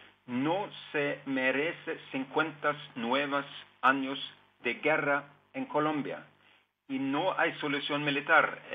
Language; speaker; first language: Spanish; non-native, fluent; Norwegian